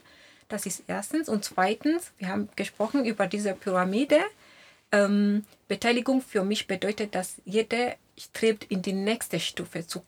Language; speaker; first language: German; non-native, fluent; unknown